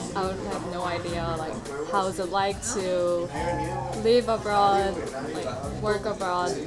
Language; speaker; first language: English; non-native, fluent; Korean